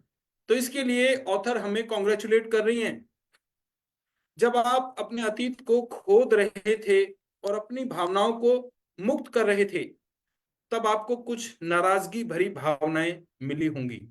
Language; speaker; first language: Hindi; native; Hindi